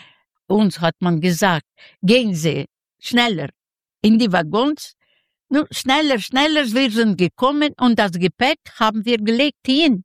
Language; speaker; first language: German; non-native, fluent; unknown